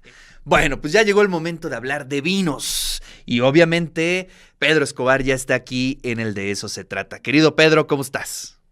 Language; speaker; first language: Spanish; native; Spanish